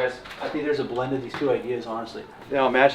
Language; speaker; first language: English; native; English